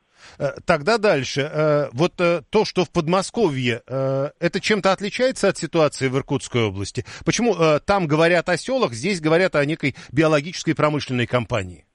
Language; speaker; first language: Russian; native; Russian